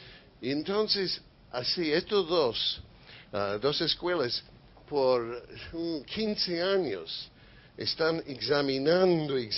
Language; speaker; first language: Spanish; non-native, fluent; English